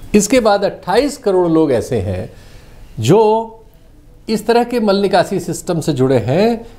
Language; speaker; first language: Hindi; native; Hindi